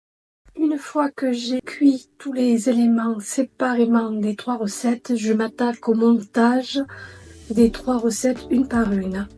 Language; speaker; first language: French; native; French